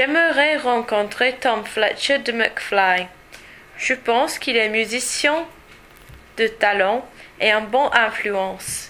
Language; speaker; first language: French; non-native, learner; English